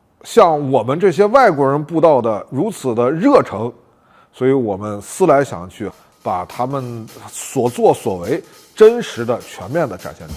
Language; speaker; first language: Chinese; native; Chinese